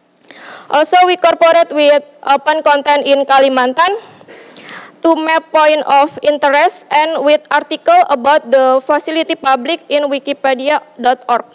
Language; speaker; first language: English; non-native, learner; Indonesian